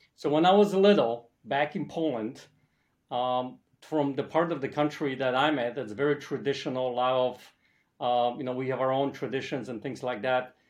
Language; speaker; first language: English; early bilingual, other home language; Polish